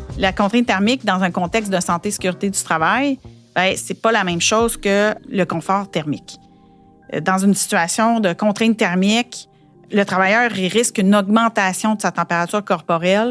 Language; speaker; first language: French; native; French